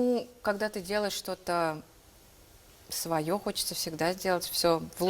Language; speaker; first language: Russian; native; Russian